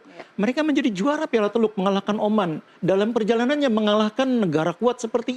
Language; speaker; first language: Indonesian; native; Indonesian